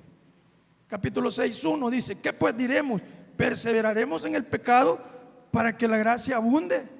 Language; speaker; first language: Spanish; native; Spanish